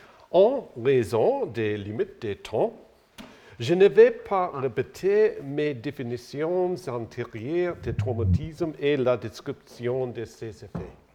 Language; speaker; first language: French; non-native, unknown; English